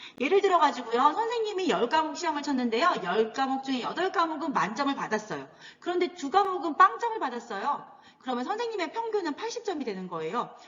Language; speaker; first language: Korean; native; Korean